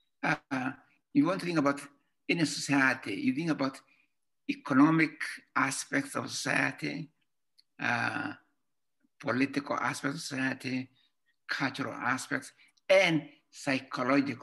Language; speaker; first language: English; non-native, local second language; Kikuyu